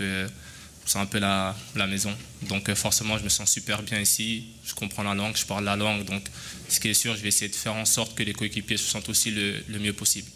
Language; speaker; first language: French; native; French